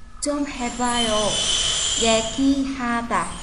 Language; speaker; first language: Korean; non-native, fluent; Vietnamese